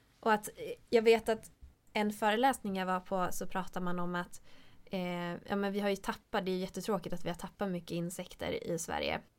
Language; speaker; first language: Swedish; native; Swedish